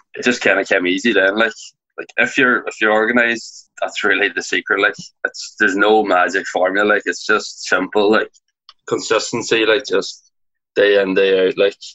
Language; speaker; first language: English; native; English